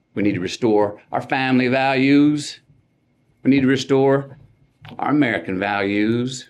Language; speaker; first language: English; native; English